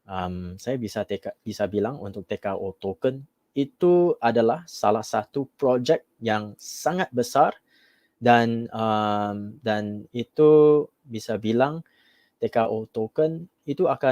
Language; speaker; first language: Indonesian; non-native, fluent; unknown